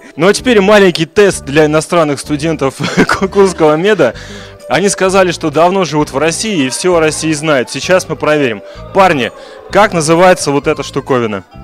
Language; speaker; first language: Russian; native; Russian